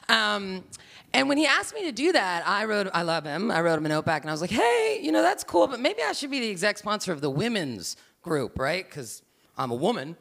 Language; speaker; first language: English; native; English